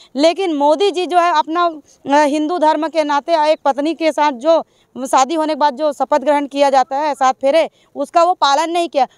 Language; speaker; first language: Hindi; native; Hindi